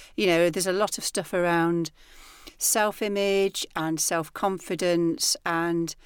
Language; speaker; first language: English; native; English